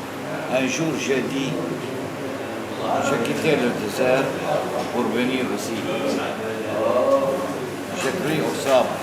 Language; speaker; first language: French; non-native, learner; Arabic